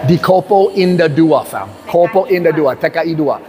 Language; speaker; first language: Indonesian; non-native, learner; English